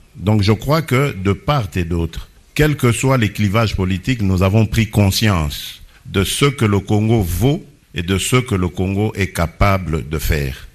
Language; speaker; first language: French; non-native, local second language; Lingala